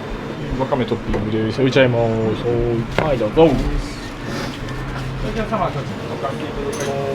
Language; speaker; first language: Japanese; native; Japanese